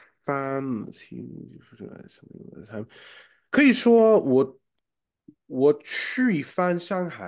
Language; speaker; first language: Chinese; non-native, fluent; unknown